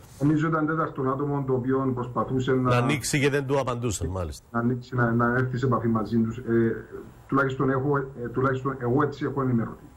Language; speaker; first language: Greek; native; Greek